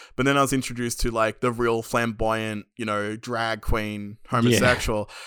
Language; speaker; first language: English; native; English